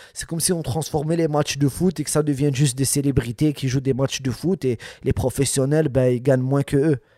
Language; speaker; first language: French; early bilingual, other home language; Arabic